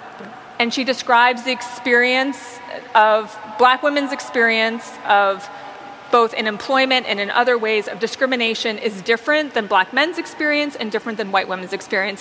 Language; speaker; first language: English; native; English